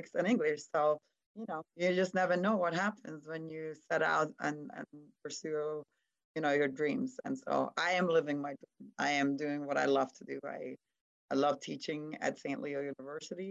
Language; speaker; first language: English; non-native, fluent; Hungarian